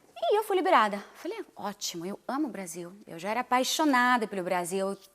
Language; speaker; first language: Portuguese; non-native, fluent; Russian